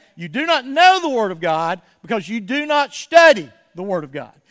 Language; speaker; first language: English; native; English